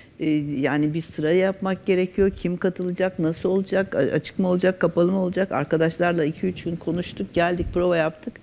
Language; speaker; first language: Turkish; native; Turkish